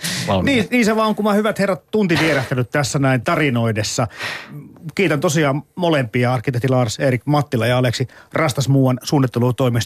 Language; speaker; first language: Finnish; native; Finnish